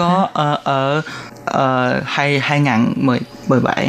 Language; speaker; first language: Vietnamese; non-native, learner; Chinese